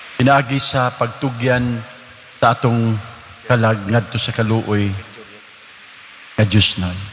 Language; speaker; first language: Cebuano; native; Cebuano